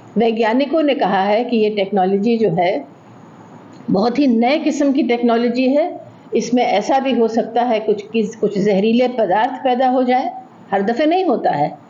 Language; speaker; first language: Hindi; native; Hindi